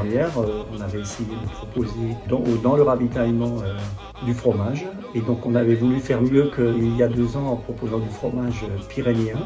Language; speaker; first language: French; native; French